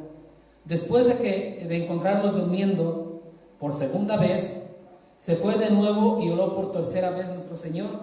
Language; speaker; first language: Spanish; native; Spanish